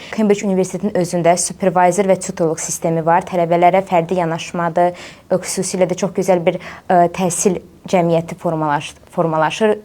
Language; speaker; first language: Azerbaijani; native; Azerbaijani